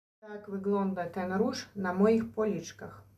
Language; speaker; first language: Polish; non-native, fluent; Ukrainian